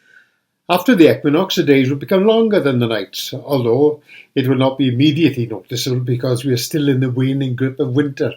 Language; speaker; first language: English; native; English